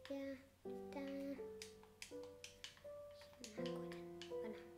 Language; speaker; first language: Welsh; non-native, local second language; English